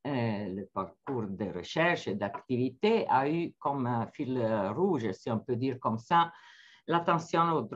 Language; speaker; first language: French; non-native, fluent; Italian